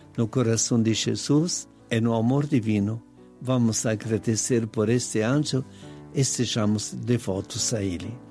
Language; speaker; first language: Portuguese; non-native, fluent; Italian